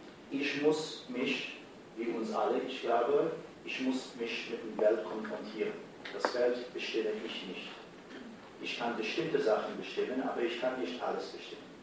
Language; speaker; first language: German; non-native, fluent; English